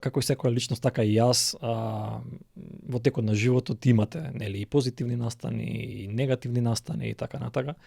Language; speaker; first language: Macedonian; native; Macedonian